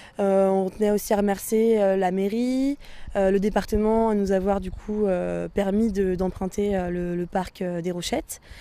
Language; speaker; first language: French; native; French